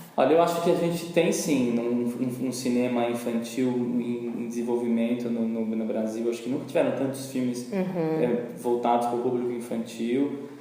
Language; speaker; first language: Portuguese; native; Portuguese